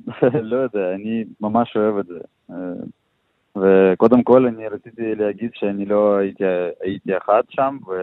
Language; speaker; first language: Hebrew; non-native, learner; Russian